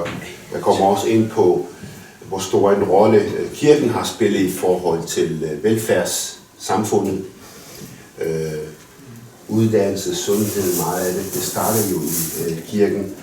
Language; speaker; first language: Danish; early bilingual, other home language; Arabic